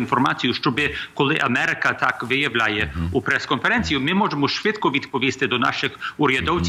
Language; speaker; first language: Ukrainian; early bilingual, heritage; Ukrainian